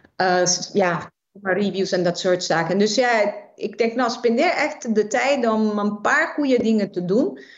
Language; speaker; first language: Dutch; non-native, fluent; Italian